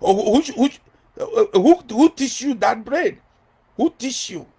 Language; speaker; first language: English; non-native, local second language; Yoruba